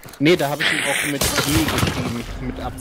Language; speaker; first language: German; native; German